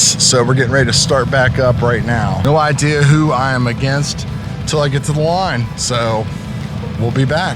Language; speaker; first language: English; native; English